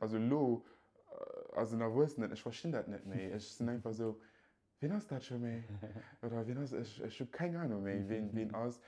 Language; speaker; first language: German; early bilingual, other home language; Yoruba